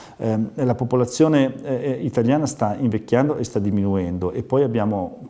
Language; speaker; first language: Italian; native; Italian